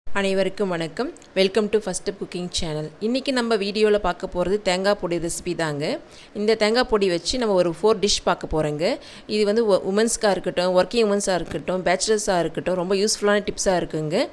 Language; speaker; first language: Tamil; native; Tamil